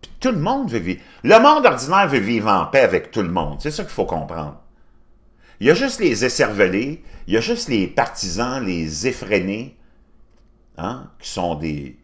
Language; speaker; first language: French; native; French